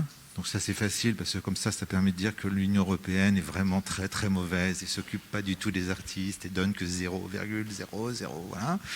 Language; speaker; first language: French; native; French